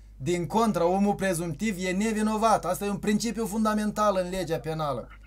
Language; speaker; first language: Romanian; native; Romanian